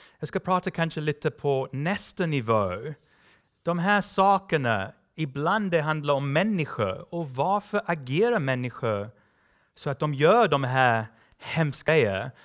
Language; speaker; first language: Swedish; non-native, fluent; English